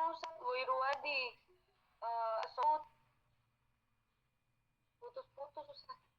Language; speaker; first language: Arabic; non-native, learner; Indonesian